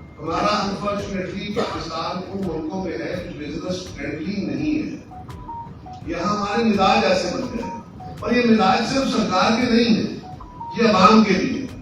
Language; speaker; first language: Urdu; non-native, local second language; Punjabi